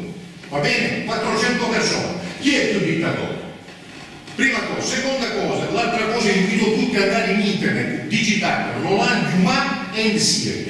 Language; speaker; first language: Italian; native; Italian